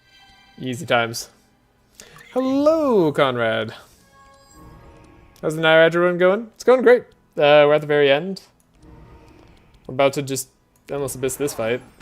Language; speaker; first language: English; native; English